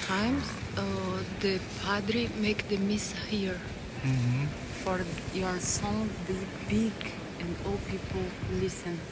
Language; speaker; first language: English; non-native, learner; Portuguese